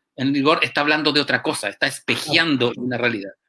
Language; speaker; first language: Spanish; native; Spanish